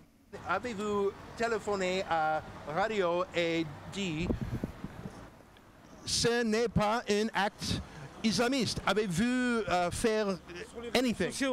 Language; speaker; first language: French; non-native, learner; English